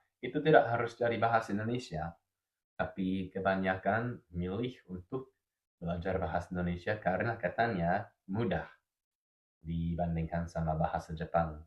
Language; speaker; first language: Indonesian; non-native, fluent; English